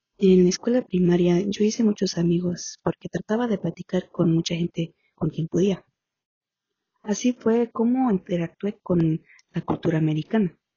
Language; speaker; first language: Spanish; early bilingual, heritage; Spanish